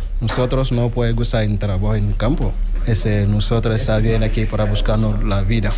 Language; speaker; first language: Spanish; non-native, learner; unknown